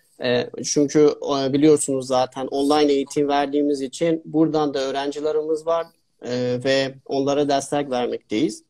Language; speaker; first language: Turkish; non-native, fluent; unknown